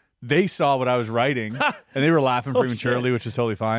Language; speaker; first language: English; native; English